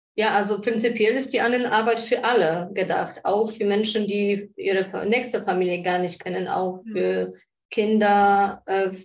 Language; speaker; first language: German; non-native, fluent; Polish